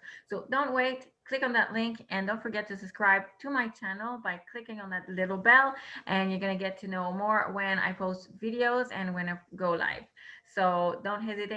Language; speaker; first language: English; non-native, fluent; French